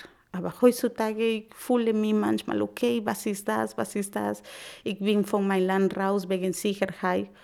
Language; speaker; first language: German; non-native, learner; Spanish